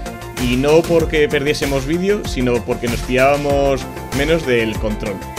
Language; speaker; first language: Spanish; native; Spanish